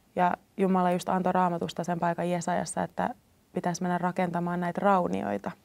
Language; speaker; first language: Finnish; native; Finnish